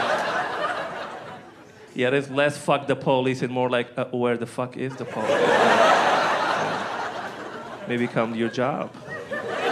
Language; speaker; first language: English; non-native, fluent; Arabic